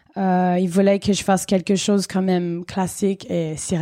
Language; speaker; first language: French; non-native, fluent; English